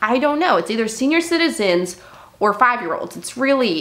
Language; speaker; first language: English; native; English